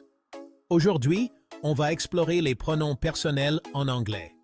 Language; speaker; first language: French; non-native, local second language; Haitian Creole